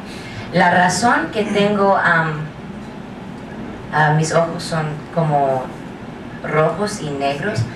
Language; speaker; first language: Spanish; non-native, learner; English